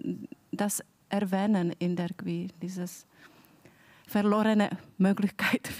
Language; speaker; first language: German; non-native, fluent; Czech